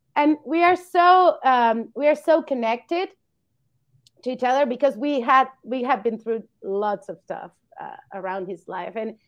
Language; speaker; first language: English; non-native, fluent; Spanish